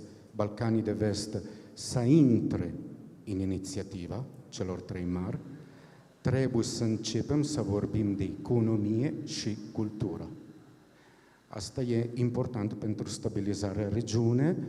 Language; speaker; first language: Romanian; non-native, fluent; Italian